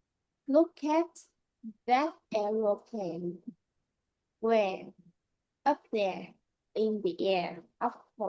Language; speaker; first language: English; non-native, learner; Vietnamese